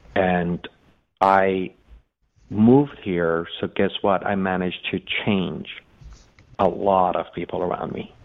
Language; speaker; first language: English; non-native, fluent; Persian